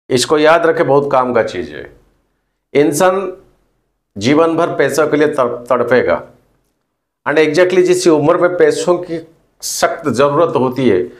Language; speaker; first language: Hindi; non-native, local second language; Odia